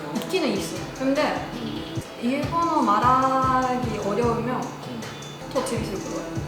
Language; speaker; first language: Korean; non-native, learner; Japanese